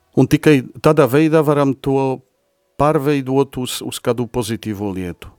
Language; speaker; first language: Latvian; non-native, fluent; Polish